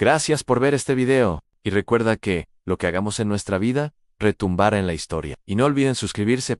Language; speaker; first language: Spanish; native; Spanish